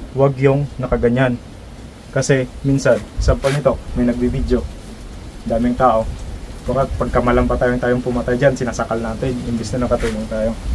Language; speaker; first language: Filipino; non-native, local second language; Hiligaynon